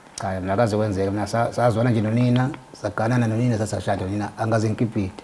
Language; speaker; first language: Zulu; native; Zulu